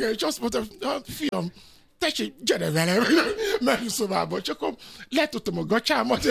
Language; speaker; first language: Hungarian; non-native, fluent; Yoruba